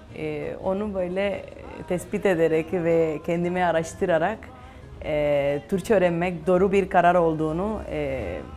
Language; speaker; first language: Turkish; non-native, fluent; Spanish